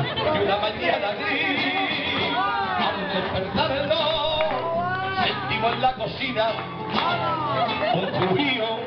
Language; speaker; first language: Spanish; native; Spanish